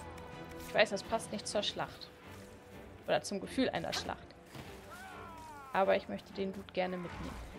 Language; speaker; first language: German; native; German